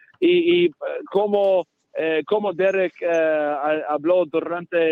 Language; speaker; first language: Spanish; non-native, learner; English